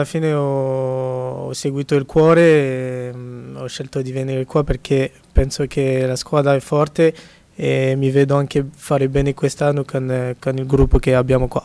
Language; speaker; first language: Italian; non-native, fluent; French